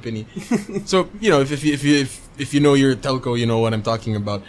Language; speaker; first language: English; non-native, local second language; Cebuano